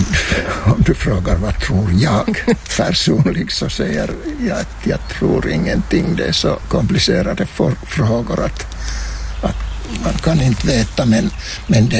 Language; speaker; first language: Swedish; non-native, local second language; Finnish